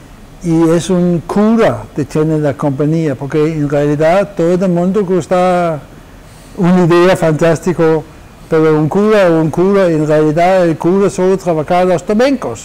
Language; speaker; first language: Spanish; non-native, fluent; Danish